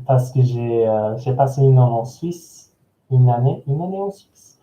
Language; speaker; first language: French; non-native, learner; English